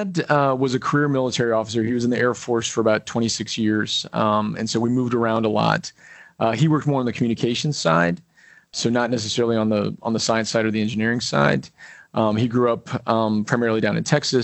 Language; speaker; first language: English; native; English